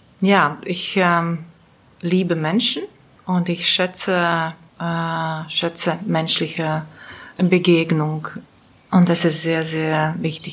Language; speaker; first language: German; non-native, learner; Latvian